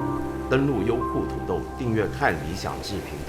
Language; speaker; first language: Chinese; native; Chinese